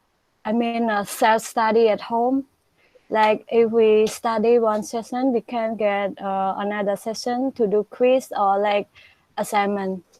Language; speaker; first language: English; non-native, learner; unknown